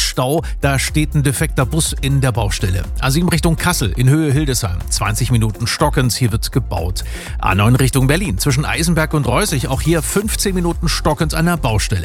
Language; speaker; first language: German; native; German